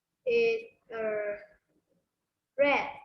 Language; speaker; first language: English; non-native, learner; Vietnamese